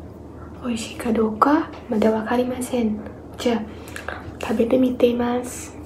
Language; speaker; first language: Japanese; non-native, learner; Indonesian